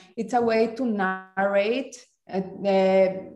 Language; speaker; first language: English; non-native, fluent; Spanish